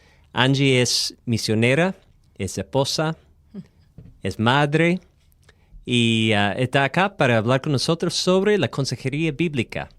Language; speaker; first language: Spanish; non-native, fluent; English